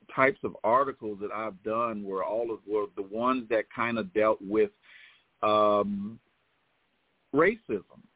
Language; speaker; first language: English; native; English